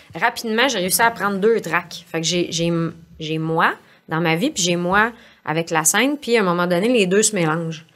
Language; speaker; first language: French; native; French